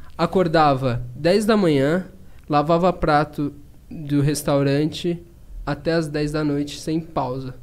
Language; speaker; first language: Portuguese; native; Portuguese